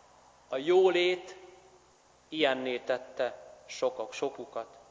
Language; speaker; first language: Hungarian; native; Hungarian